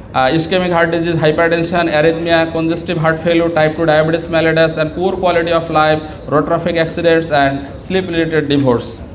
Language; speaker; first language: English; non-native, local second language; Bangla